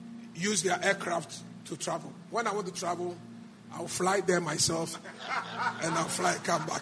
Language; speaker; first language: English; non-native, local second language; Akan